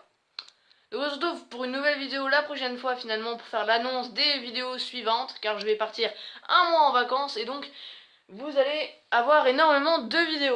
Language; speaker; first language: French; native; French